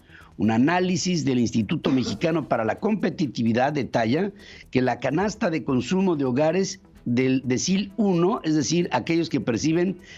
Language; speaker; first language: Spanish; native; Spanish